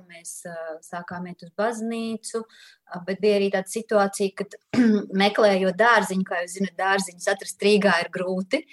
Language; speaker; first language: Latvian; native; Latvian